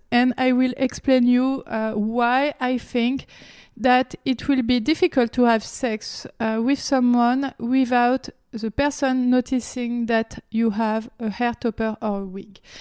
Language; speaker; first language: English; non-native, learner; French